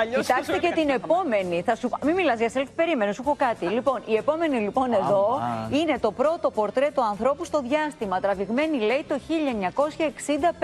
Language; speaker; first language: Greek; native; Greek